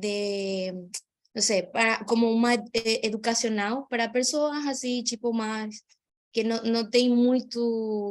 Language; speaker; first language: Portuguese; non-native, fluent; Spanish